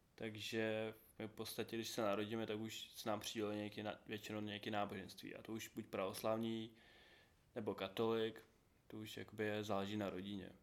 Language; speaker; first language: Czech; non-native, fluent; Ukrainian